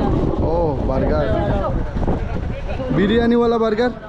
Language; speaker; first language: Hindi; non-native, learner; Bangla